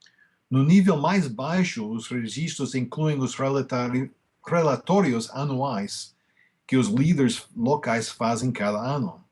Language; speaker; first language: Portuguese; non-native, fluent; English